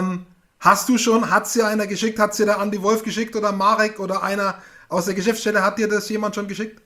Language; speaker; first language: German; native; German